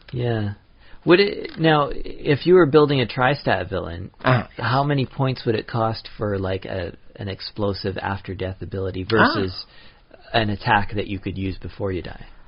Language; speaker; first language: English; native; English